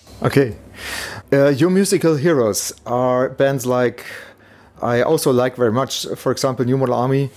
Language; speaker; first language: English; non-native, fluent; German